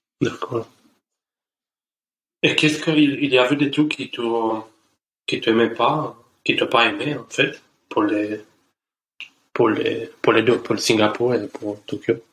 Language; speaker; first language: French; non-native, learner; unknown